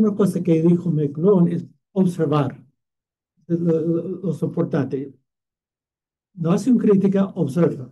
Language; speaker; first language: Spanish; non-native, fluent; English